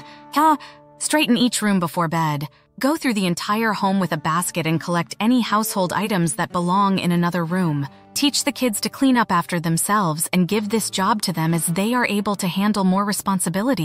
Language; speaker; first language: English; native; English